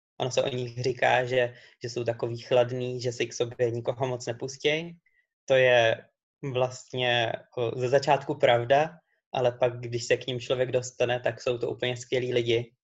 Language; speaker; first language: Czech; native; Czech